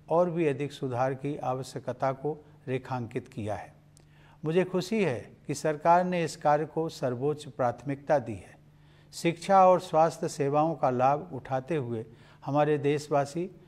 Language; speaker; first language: Hindi; native; Hindi